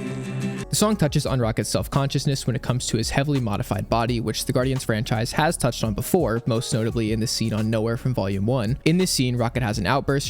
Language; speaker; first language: English; native; English